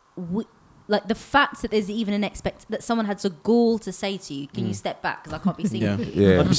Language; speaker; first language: English; native; English